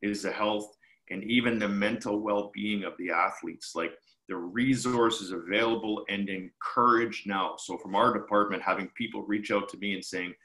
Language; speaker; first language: English; native; English